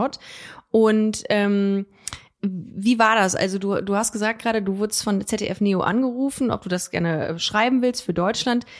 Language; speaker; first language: German; native; German